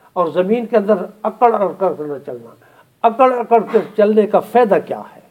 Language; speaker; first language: Urdu; non-native, local second language; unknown